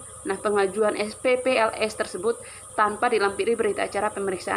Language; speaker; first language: Indonesian; native; Indonesian